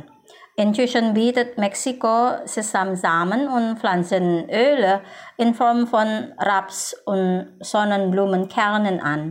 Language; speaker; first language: German; non-native, fluent; Indonesian